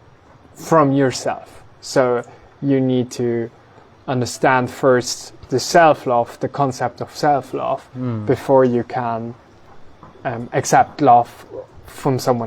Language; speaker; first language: English; non-native, fluent; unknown